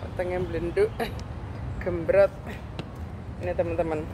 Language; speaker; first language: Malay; non-native, local second language; Javanese